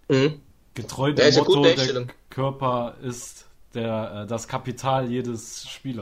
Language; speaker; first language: German; native; German